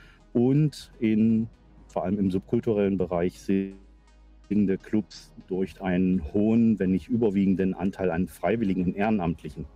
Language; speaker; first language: German; native; German